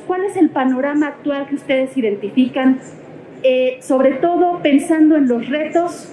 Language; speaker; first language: Spanish; native; Spanish